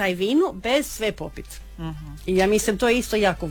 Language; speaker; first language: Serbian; non-native, learner; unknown